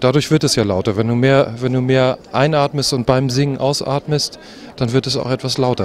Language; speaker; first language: German; native; German